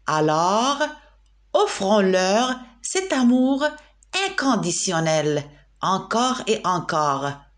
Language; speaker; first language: French; non-native, local second language; Arabic